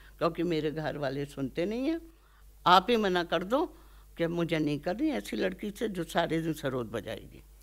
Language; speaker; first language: Hindi; native; Hindi